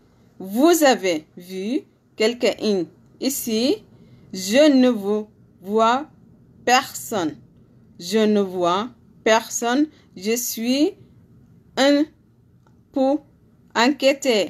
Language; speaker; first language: French; non-native, learner; Arabic